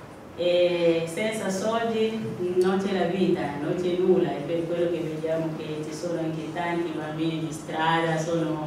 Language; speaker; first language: Italian; non-native, fluent; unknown